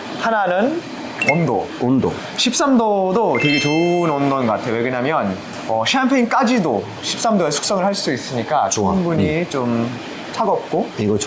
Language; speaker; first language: Korean; non-native, fluent; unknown